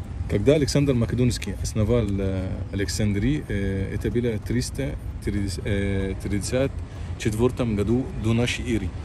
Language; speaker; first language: Russian; non-native, local second language; Arabic